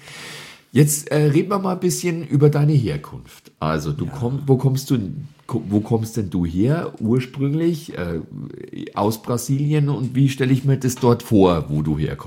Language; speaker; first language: German; native; German